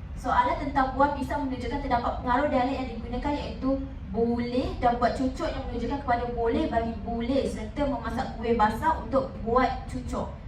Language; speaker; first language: Malay; native; Malay